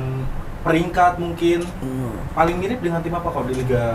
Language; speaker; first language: Indonesian; native; Indonesian